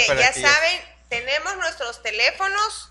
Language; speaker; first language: Spanish; native; Spanish